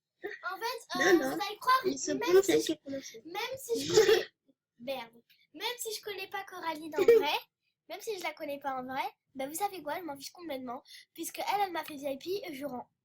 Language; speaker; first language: French; native; French